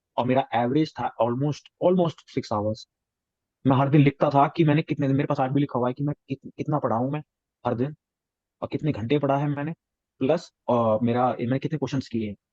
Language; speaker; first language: Hindi; native; Hindi